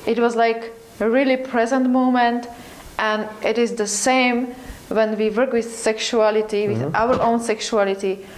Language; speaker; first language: English; non-native, learner; Slovak